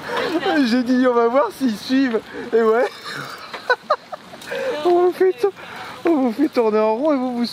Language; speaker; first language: French; native; French